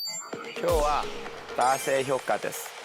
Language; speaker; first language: Japanese; non-native, fluent; Korean